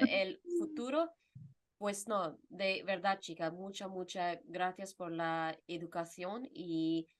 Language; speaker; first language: Spanish; non-native, fluent; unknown